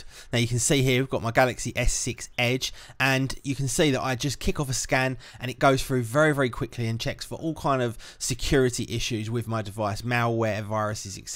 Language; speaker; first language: English; native; English